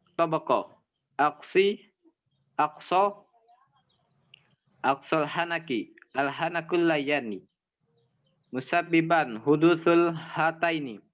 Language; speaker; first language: Arabic; non-native, learner; Indonesian